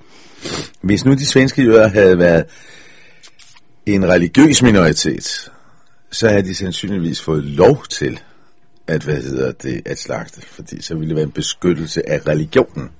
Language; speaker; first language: Danish; non-native, fluent; Hebrew